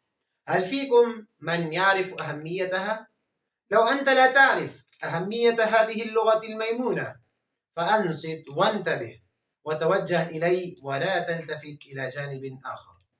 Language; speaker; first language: Arabic; non-native, fluent; Urdu